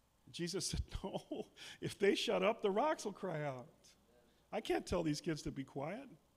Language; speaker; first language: English; native; English